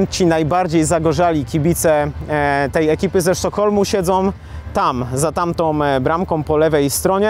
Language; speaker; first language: Polish; native; Polish